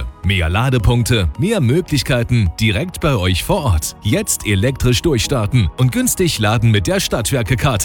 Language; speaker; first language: German; native; German